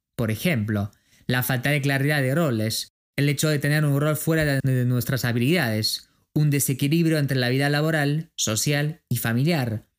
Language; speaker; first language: Spanish; non-native, fluent; French